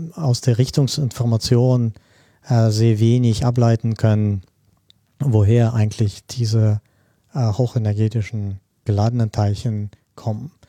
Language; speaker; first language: German; non-native, fluent; Russian